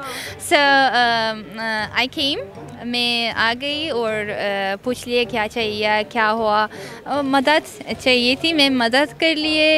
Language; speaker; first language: Hindi; non-native, learner; Azerbaijani